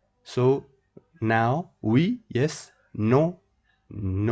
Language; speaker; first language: English; non-native, fluent; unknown